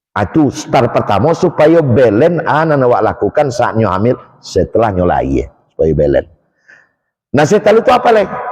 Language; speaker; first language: Malay; non-native, local second language; Minangkabau